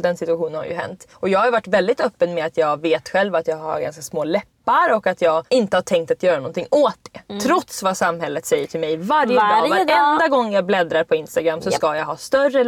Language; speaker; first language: Swedish; native; Swedish